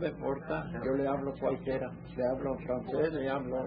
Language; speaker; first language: Spanish; early bilingual, heritage; Ladino